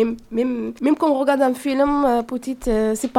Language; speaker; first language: French; non-native, learner; Arabic